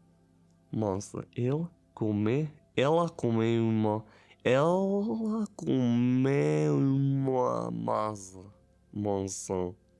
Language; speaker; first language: Portuguese; non-native, learner; French